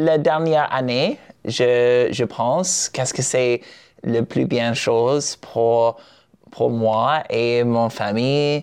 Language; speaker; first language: French; non-native, learner; English